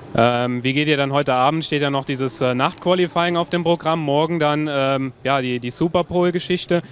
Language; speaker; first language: German; native; German